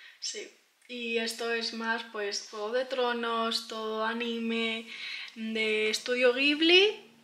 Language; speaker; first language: Spanish; native; Spanish